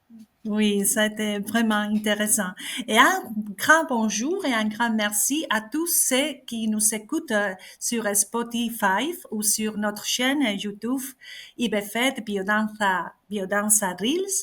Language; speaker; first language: French; non-native, fluent; Spanish